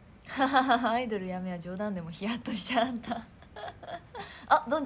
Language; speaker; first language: Japanese; native; Japanese